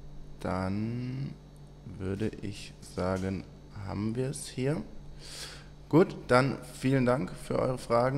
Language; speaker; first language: German; native; German